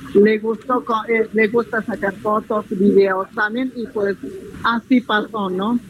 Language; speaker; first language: Spanish; native; Spanish